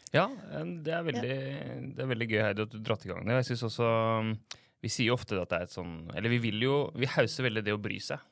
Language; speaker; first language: Norwegian; native; Norwegian